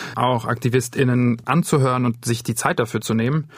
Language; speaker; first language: German; native; German